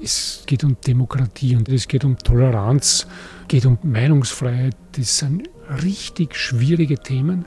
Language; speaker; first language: German; native; German